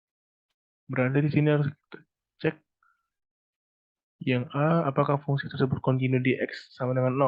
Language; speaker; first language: Indonesian; native; Indonesian